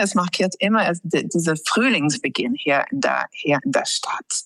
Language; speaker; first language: German; non-native, fluent; English